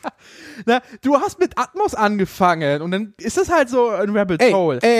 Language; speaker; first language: German; native; German